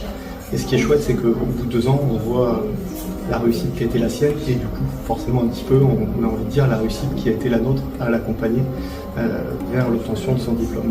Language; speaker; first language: French; native; French